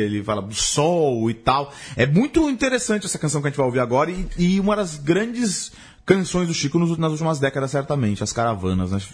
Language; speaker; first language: Portuguese; native; Portuguese